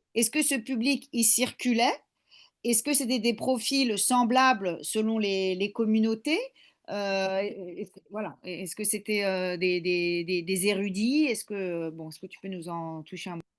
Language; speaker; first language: French; native; French